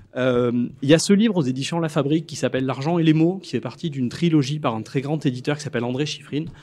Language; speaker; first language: French; native; French